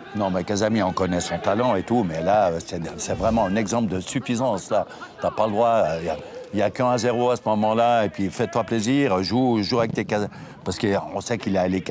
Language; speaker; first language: French; native; French